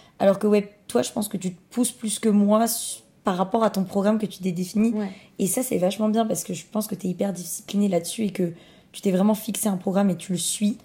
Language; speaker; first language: French; native; French